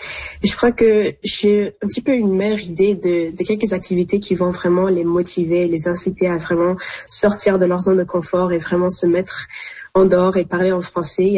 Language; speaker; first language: French; early bilingual, other home language; Arabic